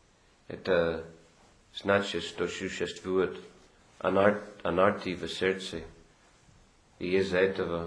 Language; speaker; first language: Russian; non-native, fluent; English